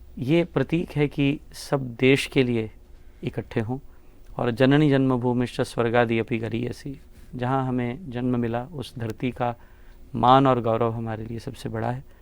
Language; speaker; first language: Hindi; native; Hindi